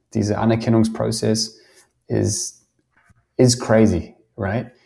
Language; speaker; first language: German; non-native, fluent; English